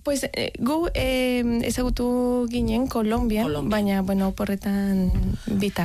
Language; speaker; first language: Basque; non-native, learner; Spanish